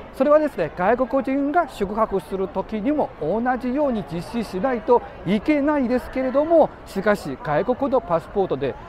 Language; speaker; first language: Japanese; non-native, fluent; Chinese